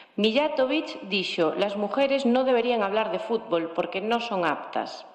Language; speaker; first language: Spanish; non-native, local second language; Galician